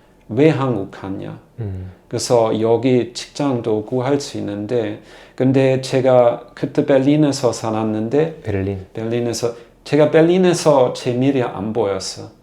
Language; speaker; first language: Korean; non-native, learner; German